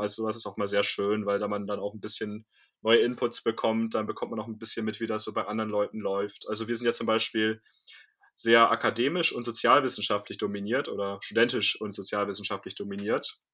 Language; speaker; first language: German; native; German